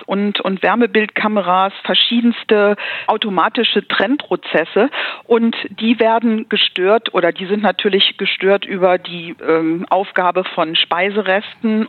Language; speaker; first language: German; native; German